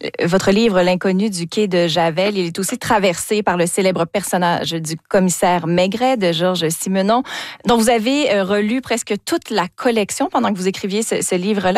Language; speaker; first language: French; native; French